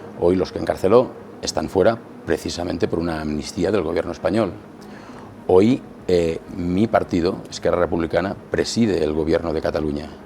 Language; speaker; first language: Spanish; non-native, local second language; Catalan